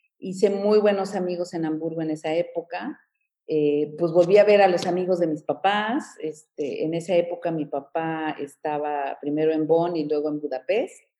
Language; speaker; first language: Spanish; early bilingual, heritage; Spanish